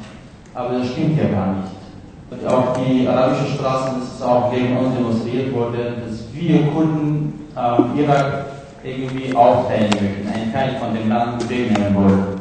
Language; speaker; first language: German; non-native, fluent; Kurdish